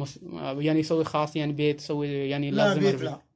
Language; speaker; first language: Arabic; non-native, learner; Hindi